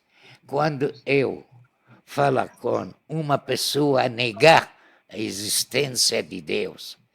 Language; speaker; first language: Portuguese; non-native, learner; Arabic